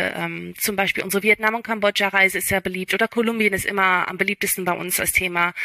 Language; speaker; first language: German; early bilingual, other home language; English